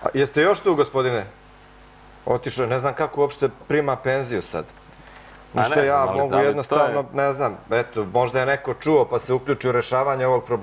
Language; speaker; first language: Croatian; native; Croatian